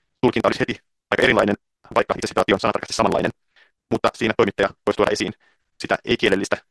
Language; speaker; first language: Finnish; native; Finnish